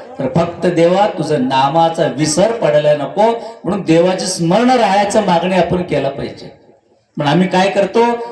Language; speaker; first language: Marathi; native; Marathi